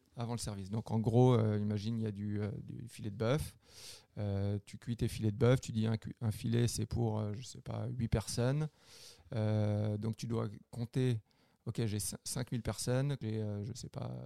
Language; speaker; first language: French; native; French